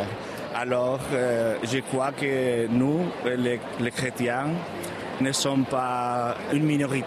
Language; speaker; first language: French; non-native, learner; Spanish